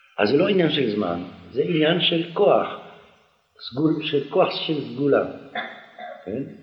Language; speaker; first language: Hebrew; non-native, fluent; French